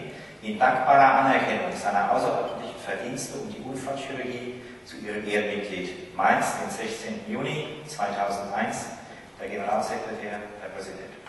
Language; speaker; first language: German; native; German